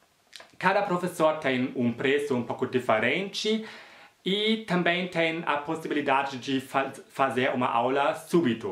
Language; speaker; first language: Portuguese; non-native, fluent; German